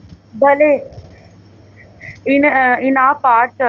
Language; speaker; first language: Persian; non-native, learner; Urdu